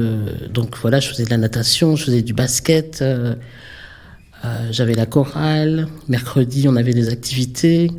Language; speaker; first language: French; native; French